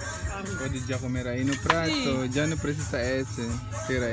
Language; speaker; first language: Portuguese; non-native, learner; Filipino